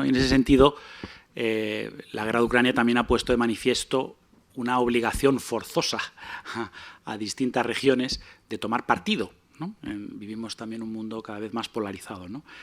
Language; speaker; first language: Spanish; native; Spanish